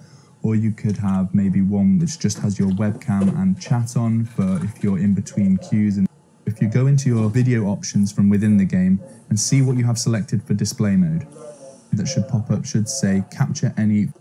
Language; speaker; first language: English; native; English